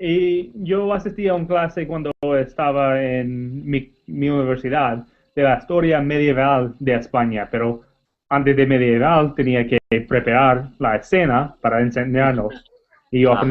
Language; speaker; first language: Spanish; non-native, learner; English